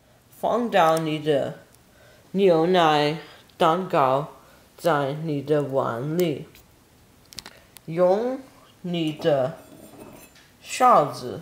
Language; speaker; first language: Chinese; non-native, learner; English